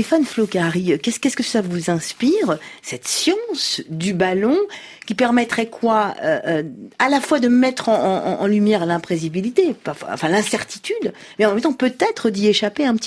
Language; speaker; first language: French; native; French